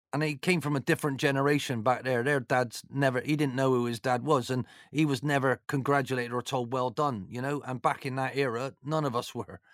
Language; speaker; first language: English; native; English